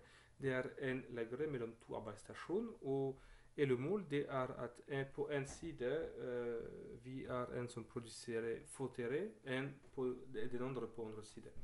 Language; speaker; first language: Norwegian; non-native, learner; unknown